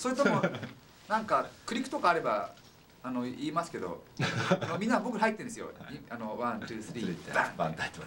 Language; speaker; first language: Japanese; native; Japanese